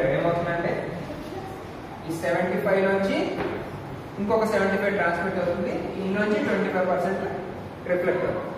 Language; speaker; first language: Telugu; native; Telugu